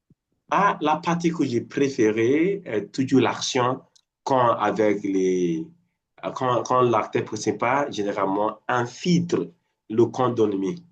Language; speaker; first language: French; non-native, fluent; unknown